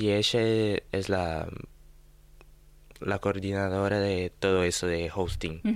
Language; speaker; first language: Spanish; non-native, fluent; Portuguese